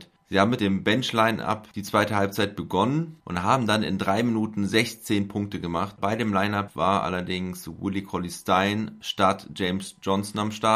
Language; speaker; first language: German; native; German